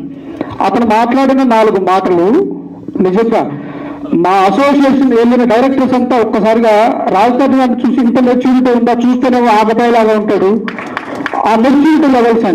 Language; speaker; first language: Telugu; native; Telugu